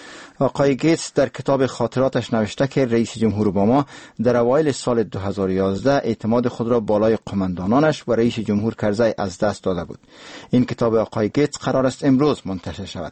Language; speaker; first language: Persian; native; Persian